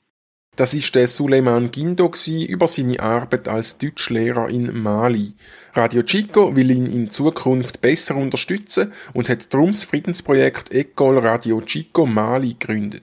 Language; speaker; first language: German; native; German